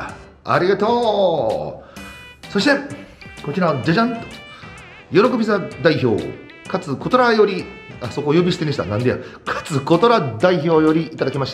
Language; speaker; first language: Japanese; native; Japanese